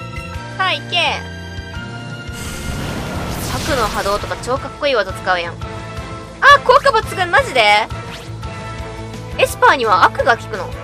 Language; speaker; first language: Japanese; native; Japanese